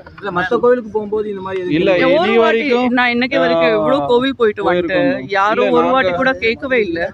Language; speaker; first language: Tamil; non-native, fluent; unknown